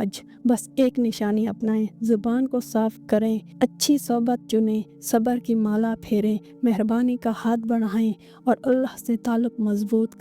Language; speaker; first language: Hindi; native; Hindi